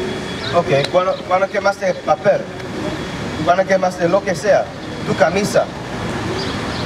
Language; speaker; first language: Spanish; non-native, fluent; English